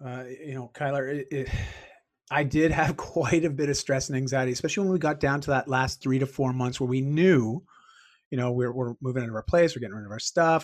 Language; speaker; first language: English; native; English